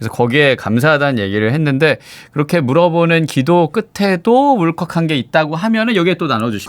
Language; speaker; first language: Korean; native; Korean